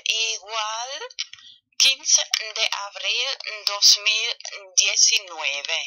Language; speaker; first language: Spanish; non-native, fluent; German